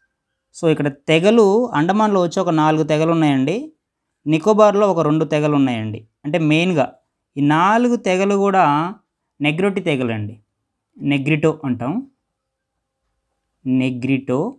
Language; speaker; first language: Telugu; native; Telugu